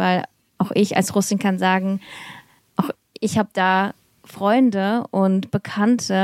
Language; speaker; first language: German; early bilingual, other home language; Russian